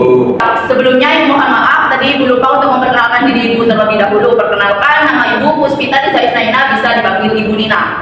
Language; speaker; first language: Indonesian; native; Indonesian